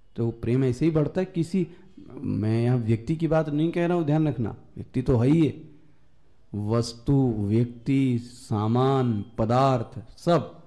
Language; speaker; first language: Hindi; native; Hindi